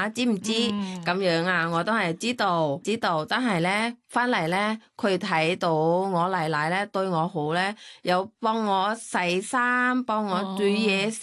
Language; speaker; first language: Cantonese; non-native, learner; Thai